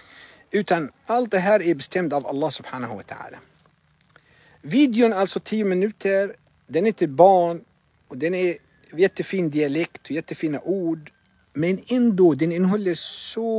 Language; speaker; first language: Swedish; non-native, fluent; Arabic